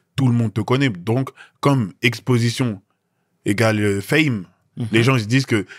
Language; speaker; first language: French; native; French